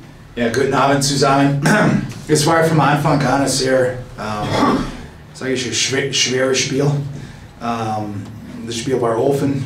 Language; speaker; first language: German; non-native, fluent; English